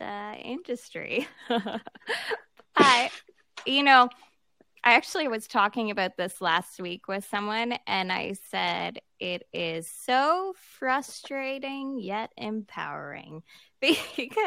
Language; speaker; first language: English; native; English